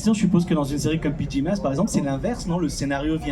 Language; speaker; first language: French; native; French